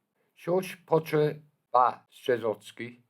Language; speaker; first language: Polish; non-native, learner; English